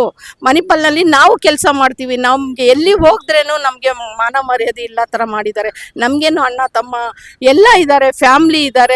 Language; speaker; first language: Kannada; non-native, local second language; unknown